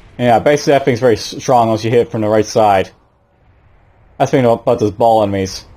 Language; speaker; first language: English; native; English